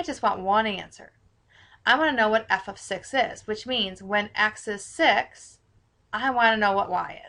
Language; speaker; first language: English; native; English